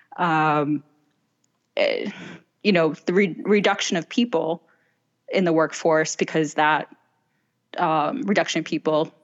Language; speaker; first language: English; native; English